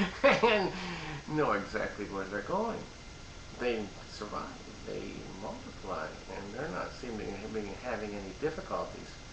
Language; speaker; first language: English; native; English